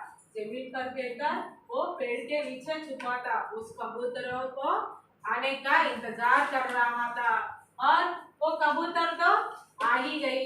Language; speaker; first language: Hindi; non-native, local second language; Telugu